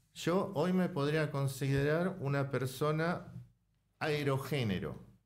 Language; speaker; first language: Spanish; native; Spanish